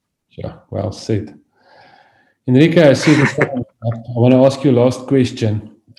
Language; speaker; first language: English; non-native, local second language; Afrikaans